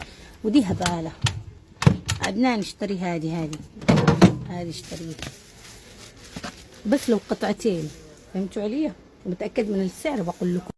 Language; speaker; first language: Arabic; native; Arabic